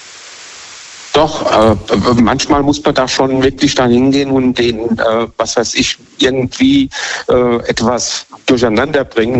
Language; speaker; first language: German; native; German